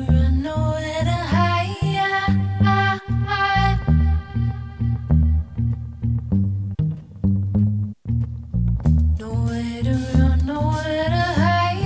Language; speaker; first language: English; native; English